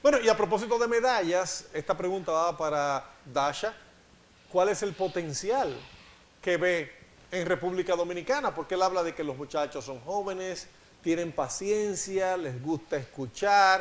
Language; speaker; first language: Spanish; native; Spanish